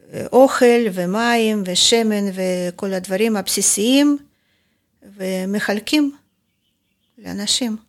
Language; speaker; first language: Hebrew; non-native, fluent; Russian